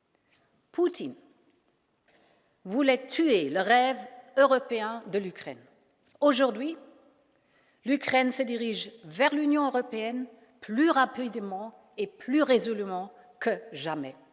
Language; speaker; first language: French; non-native, fluent; German